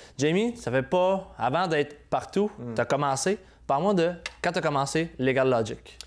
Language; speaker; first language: French; native; French